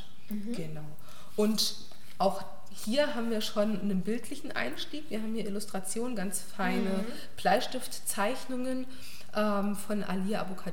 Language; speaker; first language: German; native; German